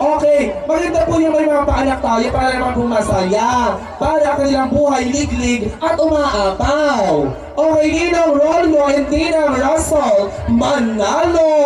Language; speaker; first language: Filipino; native; Filipino